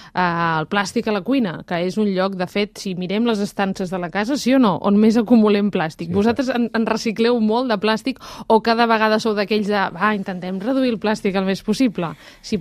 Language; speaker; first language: Catalan; native; Catalan